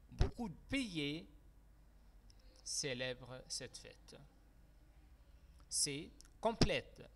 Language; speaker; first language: French; non-native, fluent; Arabic